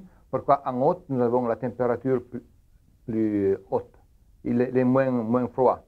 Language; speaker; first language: French; non-native, learner; Italian